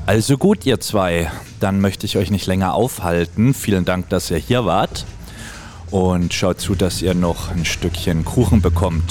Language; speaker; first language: German; native; German